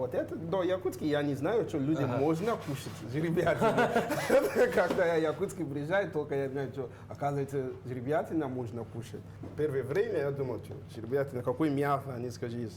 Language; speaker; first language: Russian; non-native, learner; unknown